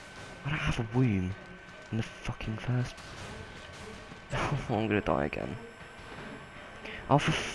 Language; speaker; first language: English; native; English